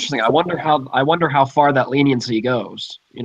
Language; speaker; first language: English; native; English